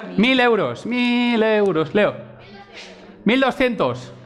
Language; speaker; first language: Spanish; native; Spanish